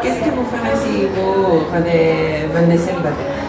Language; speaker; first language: French; non-native, learner; Spanish